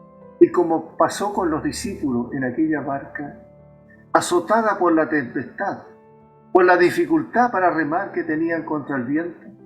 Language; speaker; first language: Spanish; native; Spanish